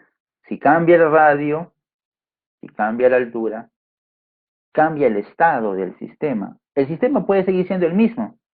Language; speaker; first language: Spanish; native; Spanish